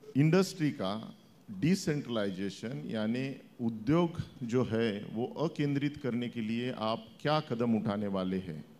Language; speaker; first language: Hindi; non-native, local second language; Marathi